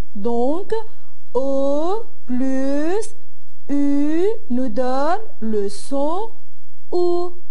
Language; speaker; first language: French; non-native, local second language; Arabic